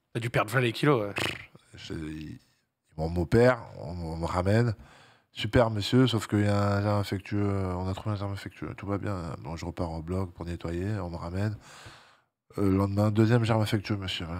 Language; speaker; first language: French; native; French